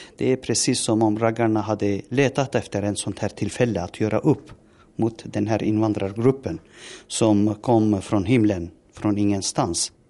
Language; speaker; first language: Swedish; non-native, fluent; Turoyo